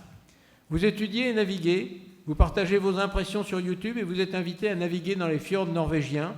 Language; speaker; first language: French; native; French